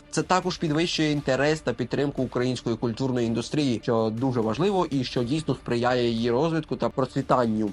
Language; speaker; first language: Ukrainian; non-native, local second language; Russian